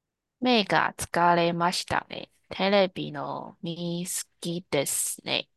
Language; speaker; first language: Japanese; non-native, learner; Chinese